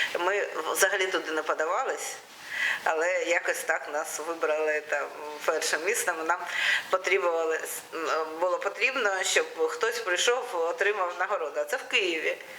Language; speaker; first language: Ukrainian; non-native, local second language; Russian